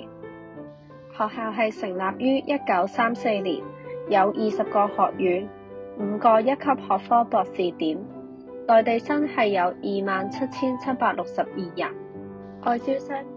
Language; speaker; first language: Chinese; non-native, local second language; Cantonese